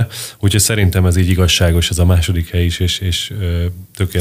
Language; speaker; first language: Hungarian; native; Hungarian